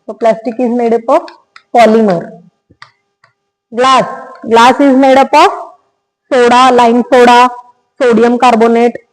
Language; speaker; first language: English; non-native, local second language; Marathi